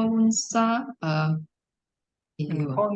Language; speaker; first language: Korean; non-native, learner; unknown